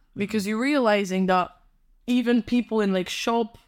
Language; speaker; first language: English; non-native, fluent; Polish